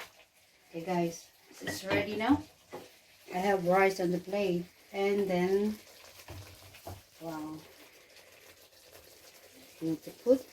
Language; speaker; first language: English; non-native, local second language; Filipino